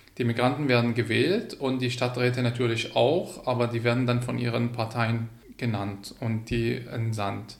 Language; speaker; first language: German; non-native, fluent; Arabic